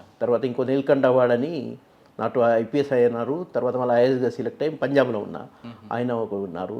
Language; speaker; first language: Telugu; non-native, fluent; Marathi